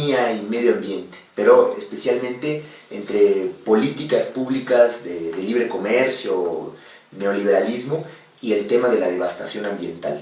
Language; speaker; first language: Spanish; native; Spanish